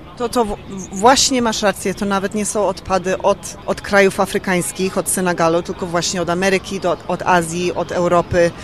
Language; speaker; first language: Polish; early bilingual, heritage; Polish